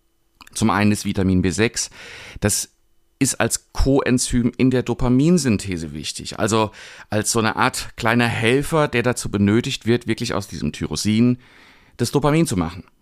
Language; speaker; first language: German; native; German